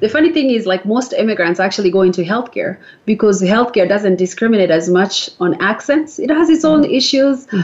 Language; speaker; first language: English; non-native, local second language; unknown